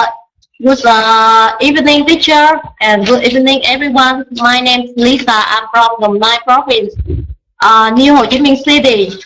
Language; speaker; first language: English; non-native, learner; Vietnamese